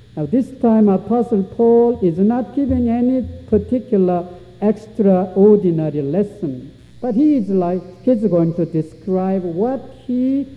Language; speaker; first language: English; non-native, fluent; Korean